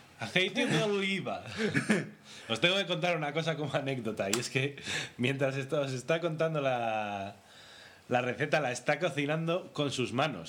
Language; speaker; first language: Spanish; native; Spanish